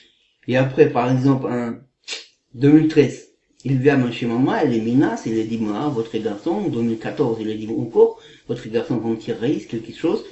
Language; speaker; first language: French; non-native, learner; Kazakh